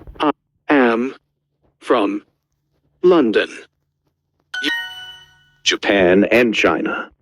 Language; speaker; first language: English; non-native, learner; Turkish